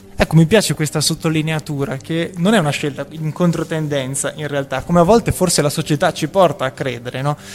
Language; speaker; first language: Italian; native; Italian